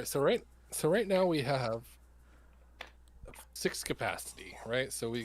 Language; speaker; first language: English; native; English